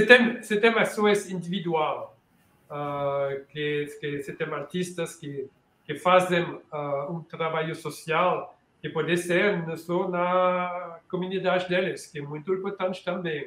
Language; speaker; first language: Portuguese; non-native, learner; French